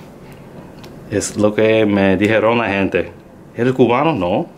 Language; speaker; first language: Spanish; non-native, learner; English